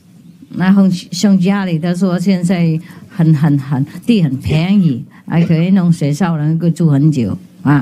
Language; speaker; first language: Chinese; non-native, fluent; Vietnamese